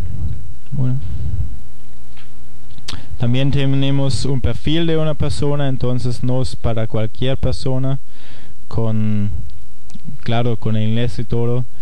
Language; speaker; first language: Spanish; non-native, fluent; German